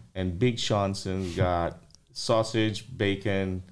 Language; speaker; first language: English; non-native, local second language; Filipino